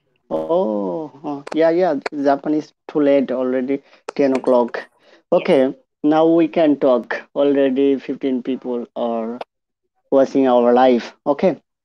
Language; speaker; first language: English; non-native, local second language; Bangla